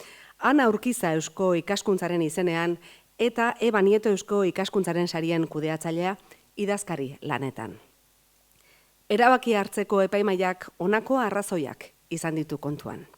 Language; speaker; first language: Basque; native; Basque